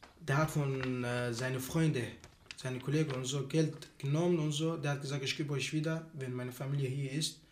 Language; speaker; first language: German; non-native, learner; Arabic